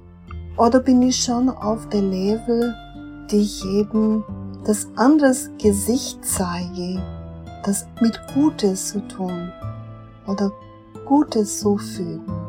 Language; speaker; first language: German; non-native, fluent; Portuguese